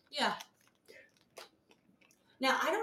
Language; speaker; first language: English; native; English